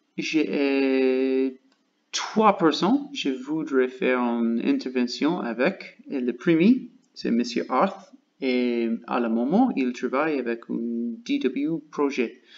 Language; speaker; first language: French; non-native, learner; English